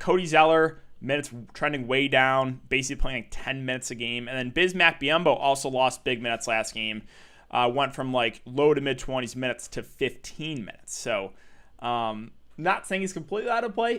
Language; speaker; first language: English; native; English